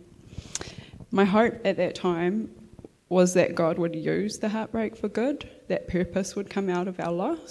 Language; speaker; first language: English; native; English